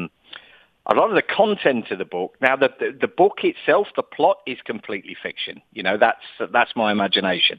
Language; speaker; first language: English; native; English